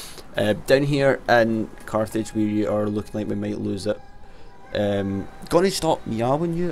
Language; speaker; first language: English; native; English